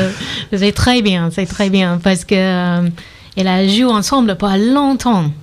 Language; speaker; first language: French; non-native, learner; English